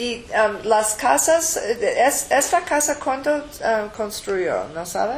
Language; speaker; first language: Spanish; non-native, learner; English